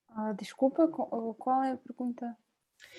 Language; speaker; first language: Portuguese; non-native, fluent; Russian